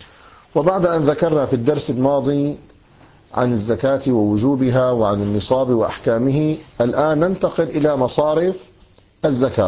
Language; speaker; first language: Arabic; native; Arabic